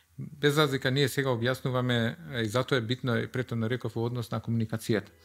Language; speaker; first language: Macedonian; non-native, local second language; Albanian